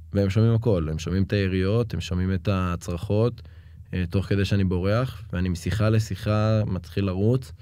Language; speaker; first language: Hebrew; native; Hebrew